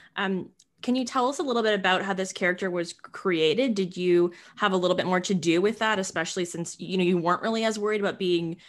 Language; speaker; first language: English; native; English